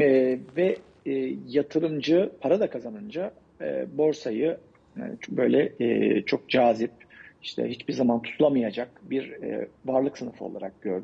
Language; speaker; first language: Turkish; native; Turkish